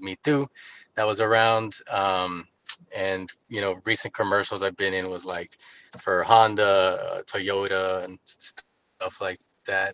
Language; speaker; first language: English; native; English